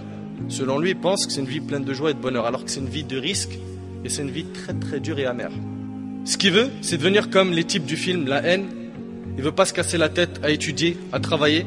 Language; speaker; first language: French; native; French